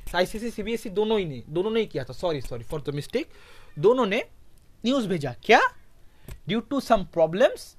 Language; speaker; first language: Hindi; non-native, local second language; Bangla